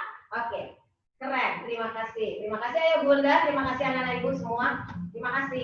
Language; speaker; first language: Indonesian; native; Indonesian